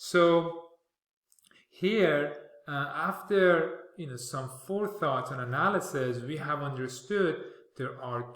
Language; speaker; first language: English; non-native, fluent; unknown